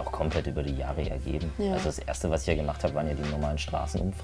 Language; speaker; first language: German; native; German